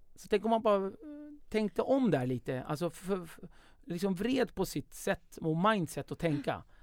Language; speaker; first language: Swedish; early bilingual, other home language; Kurdish